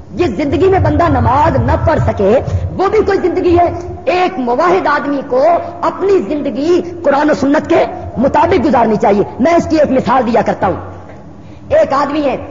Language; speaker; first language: Urdu; non-native, local second language; Punjabi